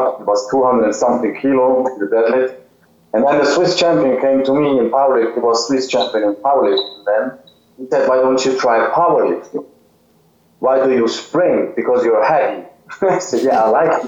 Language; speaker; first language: English; non-native, fluent; Swiss German